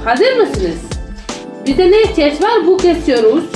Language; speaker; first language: Turkish; non-native, learner; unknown